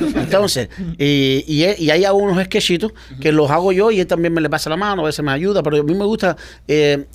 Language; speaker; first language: Spanish; native; Spanish